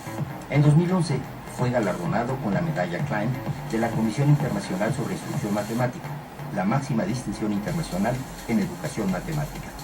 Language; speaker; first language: Spanish; native; Spanish